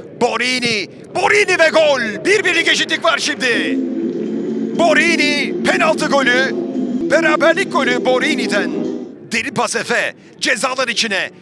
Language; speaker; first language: Turkish; native; Turkish